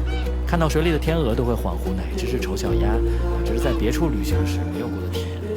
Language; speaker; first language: Chinese; native; Chinese